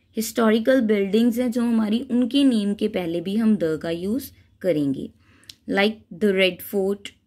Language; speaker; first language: Hindi; native; Hindi